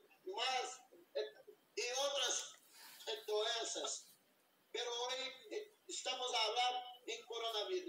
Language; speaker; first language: Spanish; non-native, learner; Portuguese